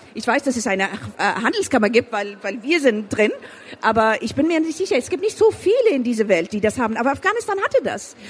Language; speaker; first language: German; non-native, fluent; Persian